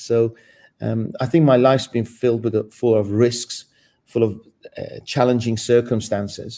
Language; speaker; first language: English; non-native, fluent; Persian